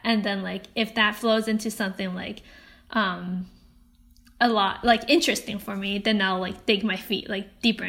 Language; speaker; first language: English; non-native, local second language; Cantonese